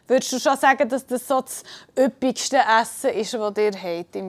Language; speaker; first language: German; native; German